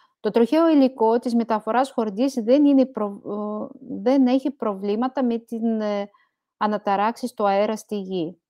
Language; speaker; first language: Greek; non-native, fluent; Russian